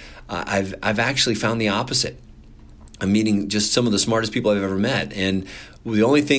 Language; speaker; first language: English; native; English